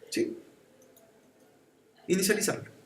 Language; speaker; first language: Spanish; native; Spanish